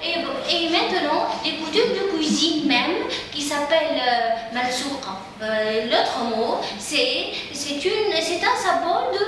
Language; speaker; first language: French; non-native, learner; Arabic